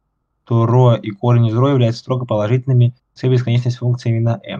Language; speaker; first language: Russian; native; Russian